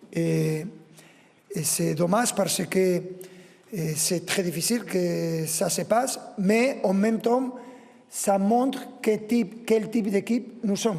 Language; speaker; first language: French; non-native, fluent; Spanish